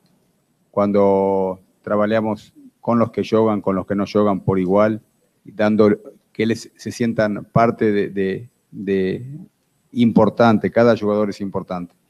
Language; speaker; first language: Spanish; non-native, fluent; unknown